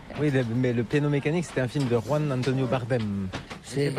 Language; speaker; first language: French; native; French